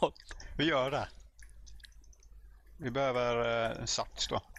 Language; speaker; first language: Swedish; native; Swedish